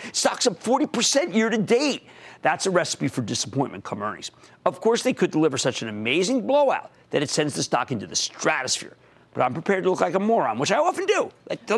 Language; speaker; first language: English; native; English